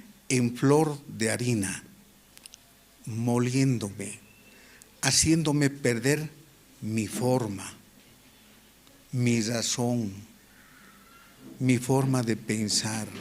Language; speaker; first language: Spanish; native; Spanish